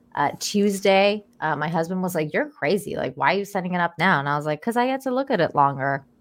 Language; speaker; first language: English; early bilingual, other home language; Persian